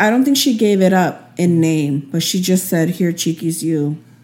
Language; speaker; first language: English; early bilingual, other home language; Spanish